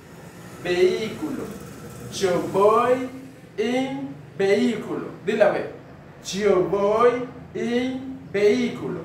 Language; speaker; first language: Spanish; non-native, fluent; Haitian Creole